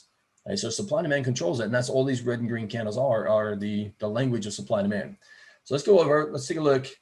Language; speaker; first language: English; native; English